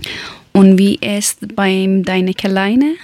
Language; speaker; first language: German; non-native, learner; Persian